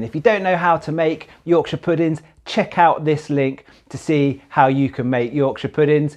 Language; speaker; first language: English; native; English